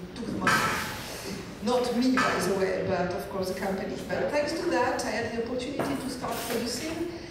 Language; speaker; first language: English; non-native, fluent; French